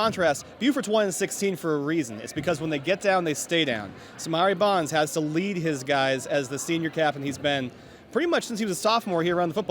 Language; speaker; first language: English; native; English